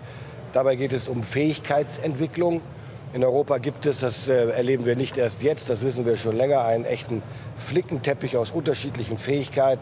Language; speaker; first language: German; native; German